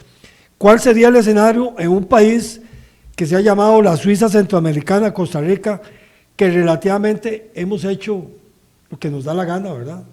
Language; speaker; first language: Spanish; native; Spanish